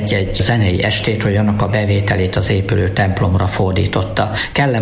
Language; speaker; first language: Hungarian; native; Hungarian